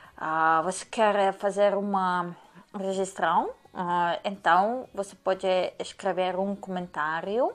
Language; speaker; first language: Portuguese; non-native, learner; Serbian